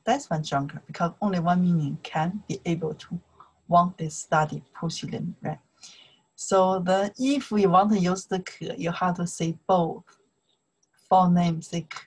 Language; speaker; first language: English; non-native, learner; Chinese